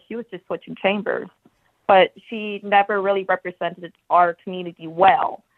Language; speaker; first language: English; native; English